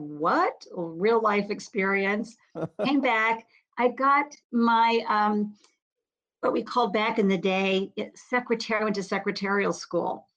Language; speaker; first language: English; native; English